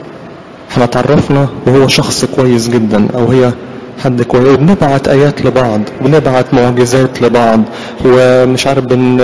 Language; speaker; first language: Arabic; native; Arabic